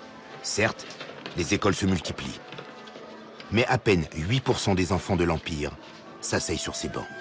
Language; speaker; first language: French; native; French